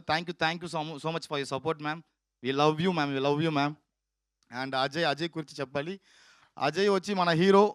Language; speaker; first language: Telugu; non-native, learner; Tamil